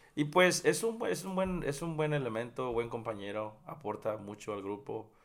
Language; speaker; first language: Spanish; native; Spanish